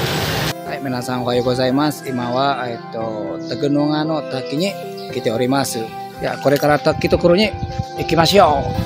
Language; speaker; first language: Japanese; non-native, fluent; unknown